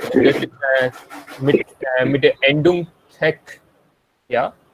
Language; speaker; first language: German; non-native, fluent; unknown